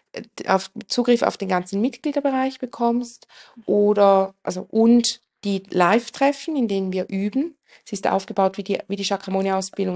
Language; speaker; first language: German; native; German